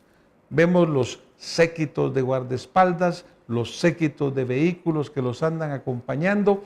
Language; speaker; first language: Spanish; native; Spanish